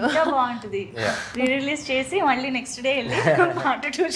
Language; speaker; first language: Telugu; native; Telugu